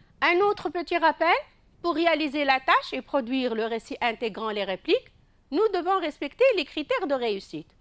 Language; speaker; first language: French; non-native, local second language; Arabic